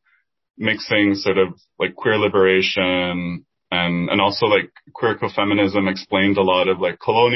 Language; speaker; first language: English; non-native, fluent; Spanish